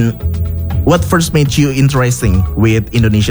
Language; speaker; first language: English; non-native, learner; Indonesian